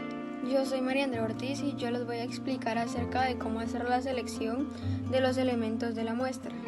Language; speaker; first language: Spanish; native; Spanish